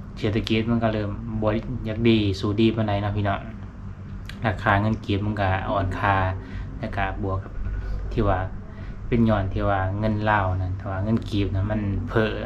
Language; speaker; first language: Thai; non-native, local second language; Lao